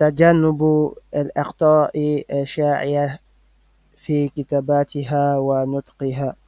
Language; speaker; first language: Arabic; non-native, fluent; French